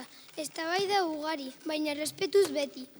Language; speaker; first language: Basque; non-native, local second language; Spanish